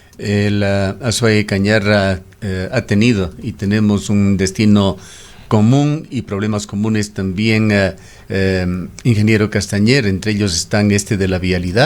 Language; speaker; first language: Spanish; native; Spanish